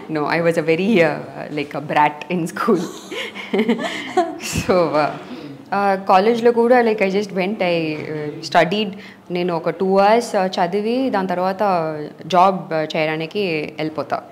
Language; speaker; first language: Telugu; non-native, learner; Tamil